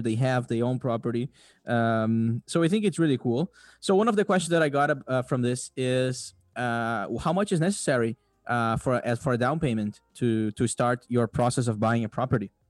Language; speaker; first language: English; non-native, fluent; Portuguese